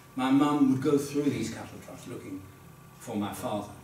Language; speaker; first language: English; early bilingual, other home language; Dutch